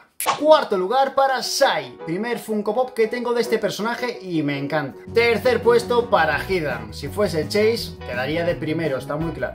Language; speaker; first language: Spanish; native; Spanish